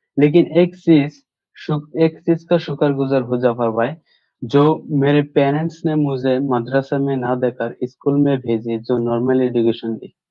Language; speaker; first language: Hindi; non-native, local second language; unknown